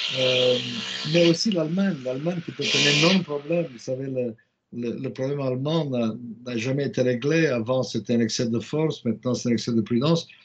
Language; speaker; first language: French; non-native, fluent; Romanian